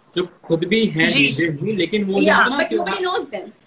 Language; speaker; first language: Hindi; native; Hindi